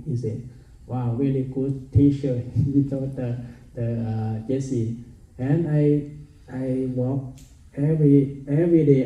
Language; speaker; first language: English; non-native, learner; Thai